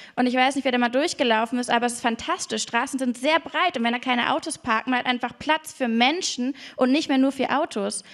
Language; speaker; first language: German; native; German